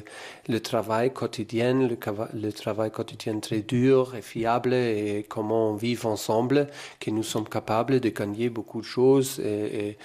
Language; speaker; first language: French; non-native, fluent; German